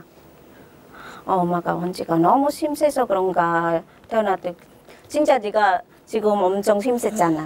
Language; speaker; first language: Korean; non-native, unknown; Khmer